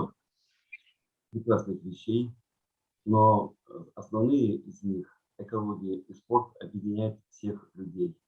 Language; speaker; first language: Russian; native; Russian